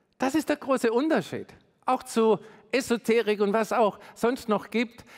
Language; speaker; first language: German; native; German